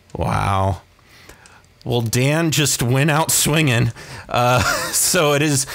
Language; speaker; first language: English; native; English